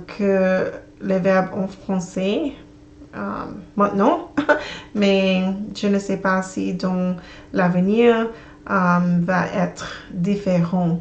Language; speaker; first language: French; non-native, learner; English